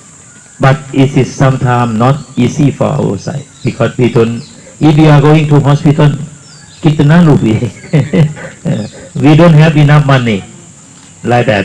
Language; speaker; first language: English; non-native, learner; Thai